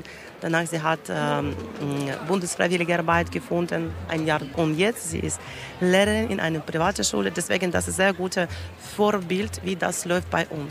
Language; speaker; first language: German; non-native, learner; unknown